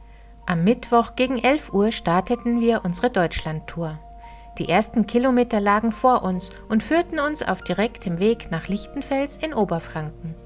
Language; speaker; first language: German; native; German